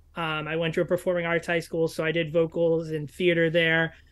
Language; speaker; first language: English; native; English